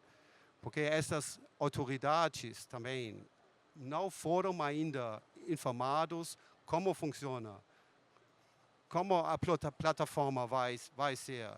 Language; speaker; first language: Portuguese; non-native, fluent; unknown